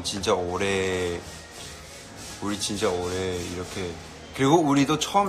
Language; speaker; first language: Korean; non-native, fluent; Chinese